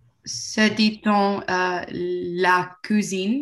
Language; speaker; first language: French; non-native, learner; English